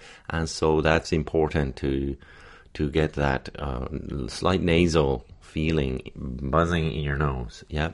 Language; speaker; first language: English; native; English